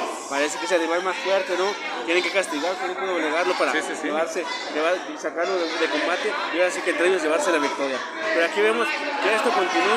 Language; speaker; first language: Spanish; native; Spanish